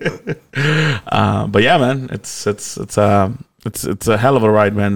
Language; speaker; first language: English; non-native, fluent; Spanish